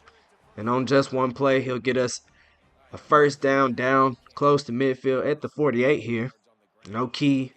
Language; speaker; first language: English; native; English